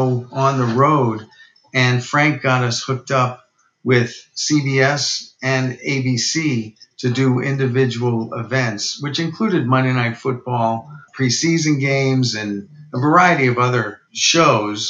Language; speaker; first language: English; native; English